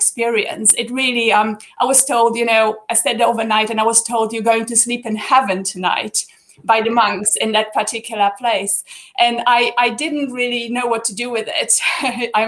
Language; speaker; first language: English; non-native, fluent; Polish